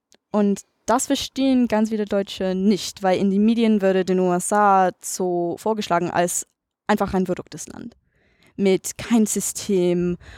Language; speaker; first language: German; non-native, fluent; English